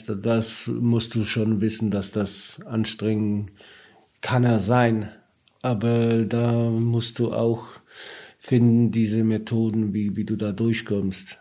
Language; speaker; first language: German; non-native, learner; Polish